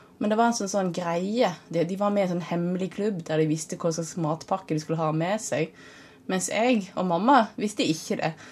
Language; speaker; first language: Norwegian; early bilingual, other home language; Tamil